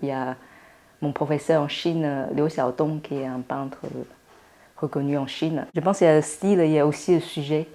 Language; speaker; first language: French; non-native, fluent; Chinese